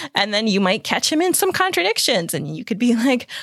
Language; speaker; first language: English; native; English